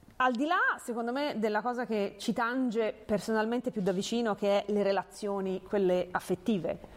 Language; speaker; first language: Italian; early bilingual, other home language; Hungarian